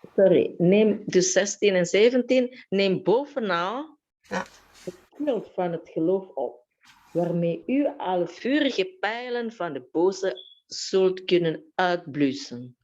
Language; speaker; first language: Dutch; non-native, fluent; Indonesian